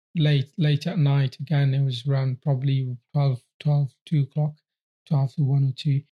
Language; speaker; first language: English; early bilingual, other home language; Persian